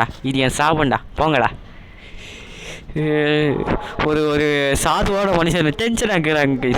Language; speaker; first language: Tamil; native; Tamil